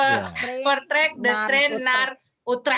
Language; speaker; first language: Dutch; non-native, learner; Indonesian